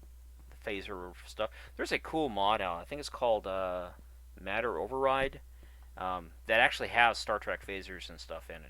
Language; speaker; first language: English; native; English